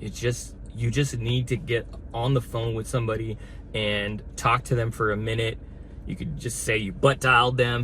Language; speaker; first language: English; native; English